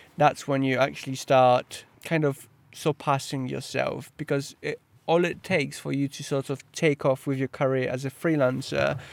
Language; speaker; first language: English; early bilingual, other home language; Polish